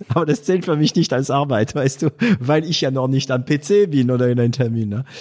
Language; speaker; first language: German; non-native, fluent; French